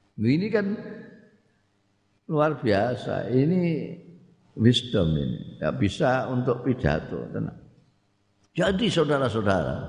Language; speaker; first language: Indonesian; non-native, local second language; Javanese